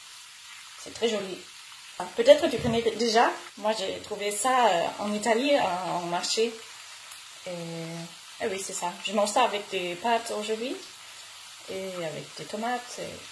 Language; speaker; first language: French; non-native, learner; German